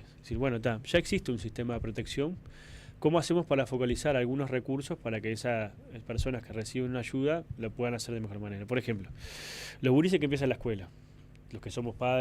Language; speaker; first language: Spanish; native; Spanish